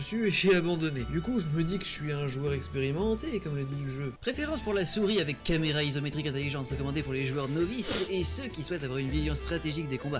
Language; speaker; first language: French; native; French